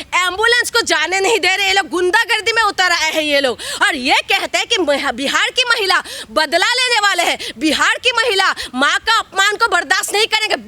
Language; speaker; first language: Hindi; non-native, local second language; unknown